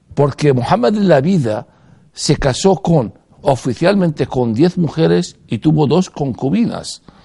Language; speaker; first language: Spanish; non-native, fluent; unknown